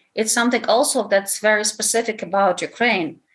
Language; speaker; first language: English; non-native, fluent; Ukrainian